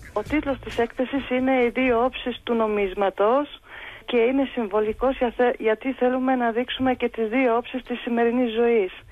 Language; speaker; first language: Greek; non-native, fluent; Polish